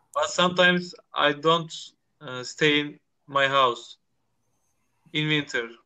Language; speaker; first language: English; non-native, learner; Turkish